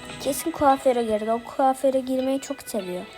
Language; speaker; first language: Turkish; native; Turkish